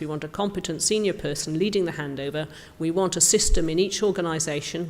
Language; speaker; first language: English; native; English